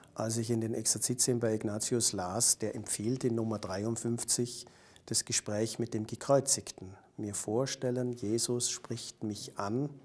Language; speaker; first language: German; native; German